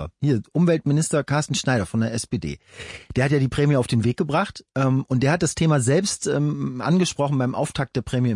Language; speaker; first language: German; native; German